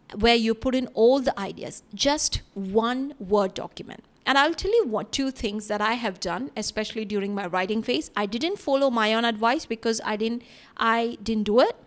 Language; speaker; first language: English; non-native, local second language; Malayalam